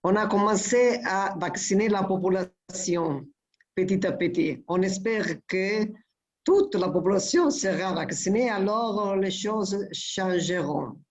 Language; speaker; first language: French; non-native, fluent; Italian